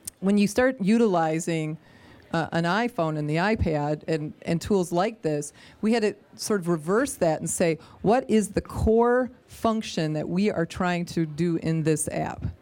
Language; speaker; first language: English; native; English